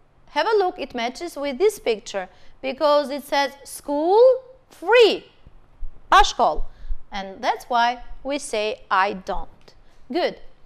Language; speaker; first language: English; non-native, fluent; Albanian